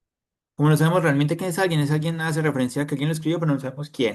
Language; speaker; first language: Spanish; native; Spanish